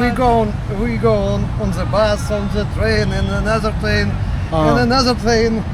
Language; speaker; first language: English; non-native, learner; Russian